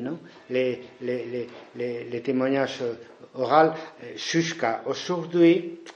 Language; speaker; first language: French; non-native, fluent; Spanish